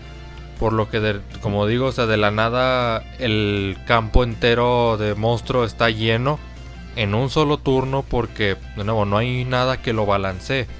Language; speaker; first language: Spanish; native; Spanish